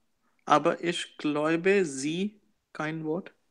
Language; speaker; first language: German; non-native, learner; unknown